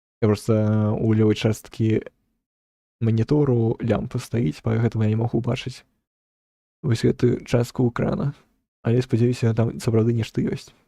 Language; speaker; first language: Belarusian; non-native, local second language; Russian